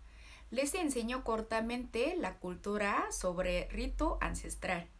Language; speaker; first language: Spanish; non-native, learner; Korean